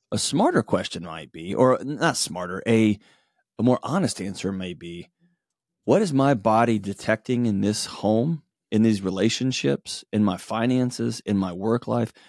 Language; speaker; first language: English; native; English